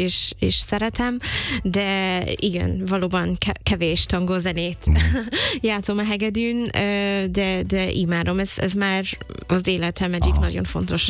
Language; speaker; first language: Hungarian; non-native, fluent; English